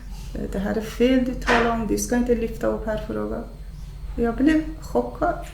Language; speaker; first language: Swedish; non-native, fluent; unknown